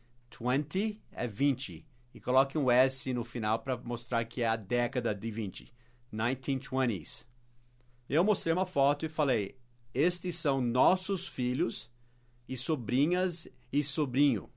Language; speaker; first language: Portuguese; non-native, fluent; English